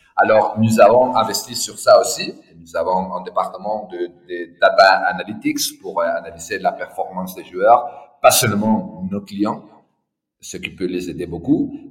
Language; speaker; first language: French; non-native, fluent; Spanish